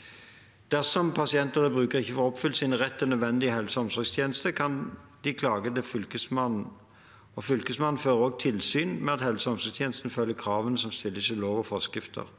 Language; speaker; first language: Norwegian; native; Norwegian